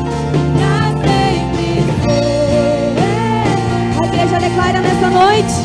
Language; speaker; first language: Portuguese; native; Portuguese